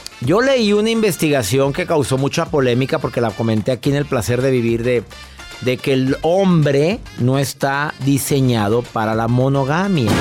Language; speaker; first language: Spanish; native; Spanish